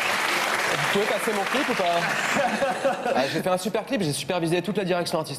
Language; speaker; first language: French; native; French